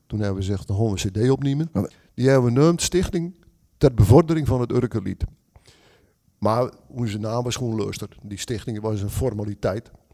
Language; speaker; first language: Dutch; native; Dutch